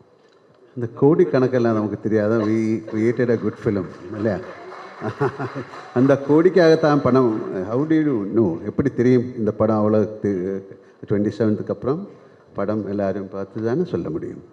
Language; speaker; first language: Tamil; non-native, learner; Malayalam